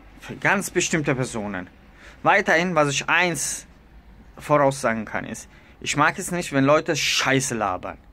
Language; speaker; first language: German; early bilingual, other home language; Italian